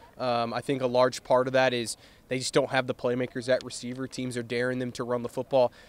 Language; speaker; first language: English; native; English